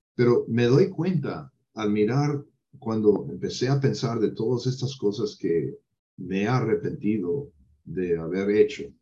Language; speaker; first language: Spanish; non-native, fluent; English